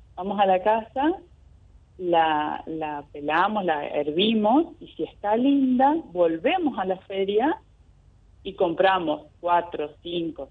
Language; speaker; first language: Spanish; native; Spanish